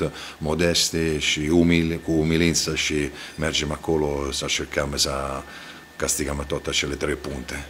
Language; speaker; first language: Romanian; non-native, fluent; Italian